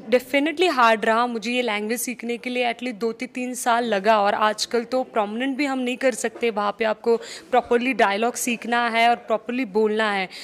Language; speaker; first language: Hindi; non-native, local second language; Marathi